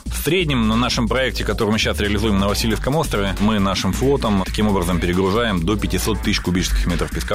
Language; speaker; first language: Russian; native; Russian